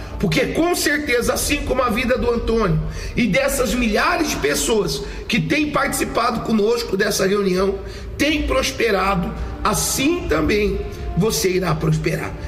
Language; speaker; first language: Portuguese; native; Portuguese